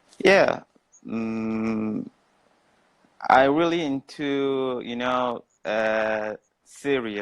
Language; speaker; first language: English; non-native, learner; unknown